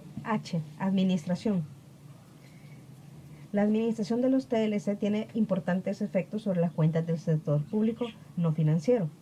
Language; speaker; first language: Spanish; native; Spanish